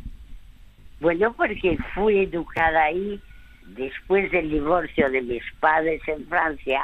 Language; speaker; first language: Spanish; early bilingual, other home language; French